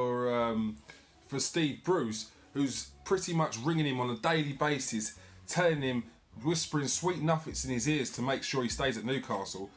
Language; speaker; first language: English; native; English